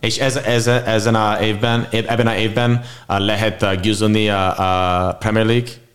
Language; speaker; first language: Hungarian; non-native, learner; English